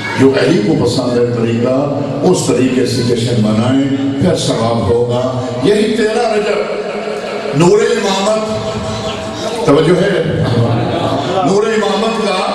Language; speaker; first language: Urdu; non-native, local second language; Punjabi